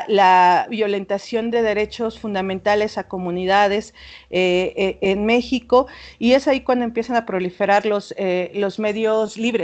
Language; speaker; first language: Spanish; native; Spanish